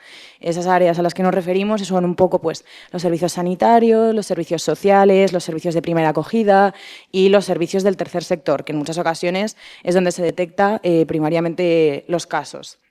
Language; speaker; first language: Spanish; native; Spanish